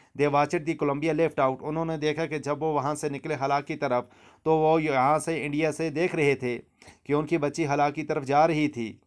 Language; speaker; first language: Hindi; native; Hindi